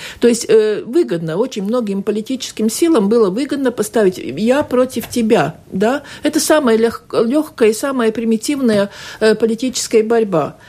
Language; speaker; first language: Russian; non-native, local second language; Latvian